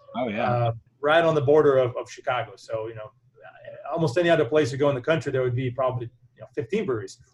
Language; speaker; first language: English; non-native, fluent; Portuguese